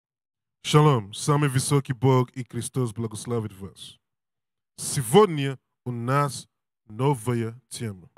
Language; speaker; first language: Russian; non-native, learner; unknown